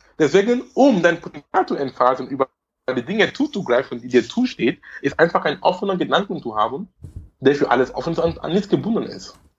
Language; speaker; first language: German; non-native, fluent; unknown